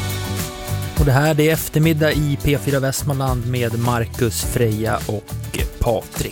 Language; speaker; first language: Swedish; native; Swedish